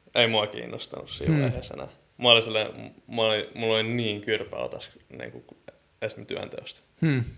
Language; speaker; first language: Finnish; native; Finnish